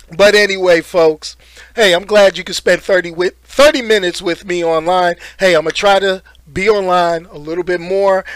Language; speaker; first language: English; native; English